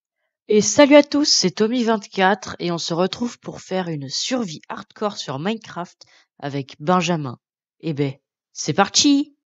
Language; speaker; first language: French; native; French